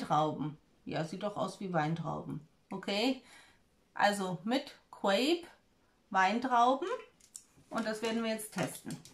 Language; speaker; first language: German; native; German